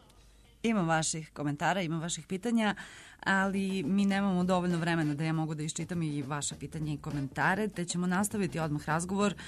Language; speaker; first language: Serbian; native; Serbian